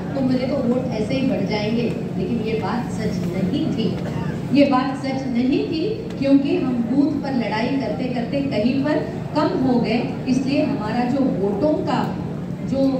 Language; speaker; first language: Hindi; non-native, local second language; Marathi